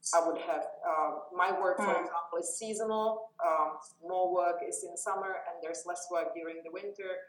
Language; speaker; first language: English; non-native, fluent; Czech